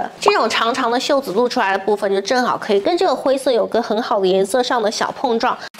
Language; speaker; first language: Chinese; native; Chinese